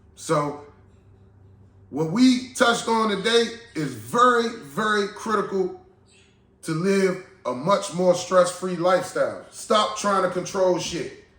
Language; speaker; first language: English; native; English